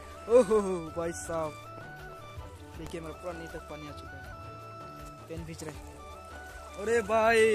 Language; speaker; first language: Hindi; non-native, local second language; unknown